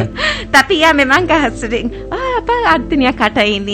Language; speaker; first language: Indonesian; non-native, fluent; English